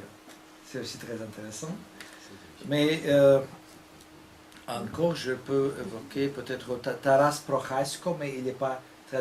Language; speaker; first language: French; non-native, fluent; Russian